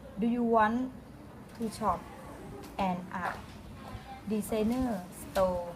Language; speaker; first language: English; non-native, learner; Thai